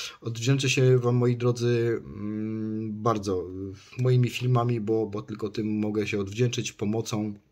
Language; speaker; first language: Polish; native; Polish